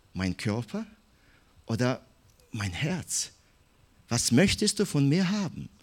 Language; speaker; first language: German; non-native, fluent; Russian